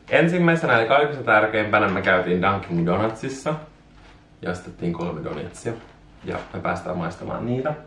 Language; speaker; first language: Finnish; native; Finnish